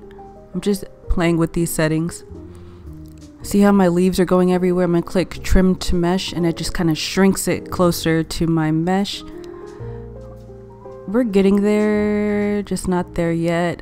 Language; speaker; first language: English; native; English